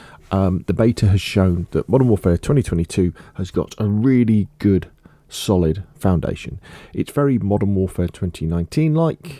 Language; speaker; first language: English; native; English